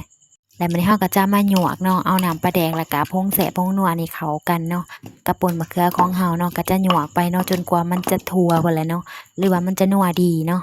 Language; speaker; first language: Thai; non-native, local second language; Lao